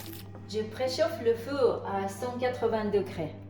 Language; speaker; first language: French; non-native, fluent; Japanese